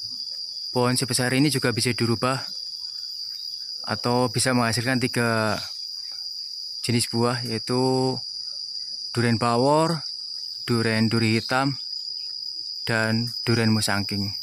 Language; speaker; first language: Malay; non-native, local second language; Javanese